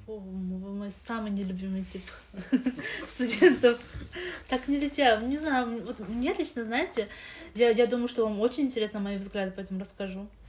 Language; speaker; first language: Russian; native; Russian